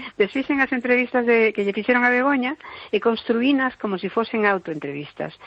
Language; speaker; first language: Galician; non-native, local second language; Spanish